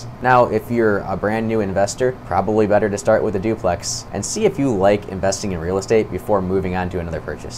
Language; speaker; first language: English; native; English